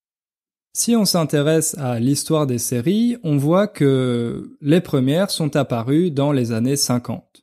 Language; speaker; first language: French; native; French